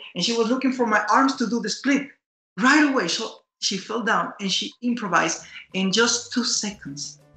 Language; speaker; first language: English; non-native, fluent; Spanish